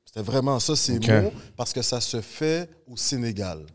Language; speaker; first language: French; native; French